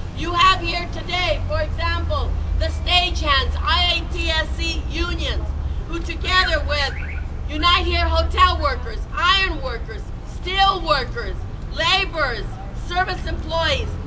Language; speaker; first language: English; early bilingual, other home language; Spanish